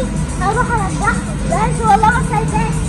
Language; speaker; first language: Arabic; native; Arabic